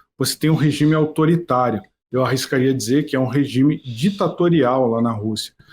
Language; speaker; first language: Portuguese; native; Portuguese